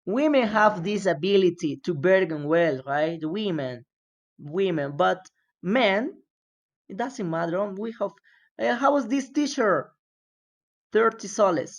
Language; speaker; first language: English; non-native, fluent; Spanish